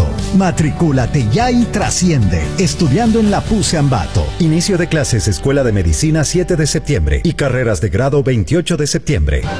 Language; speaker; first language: Spanish; native; Spanish